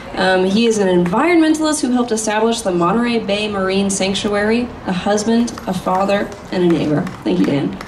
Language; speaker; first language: English; native; English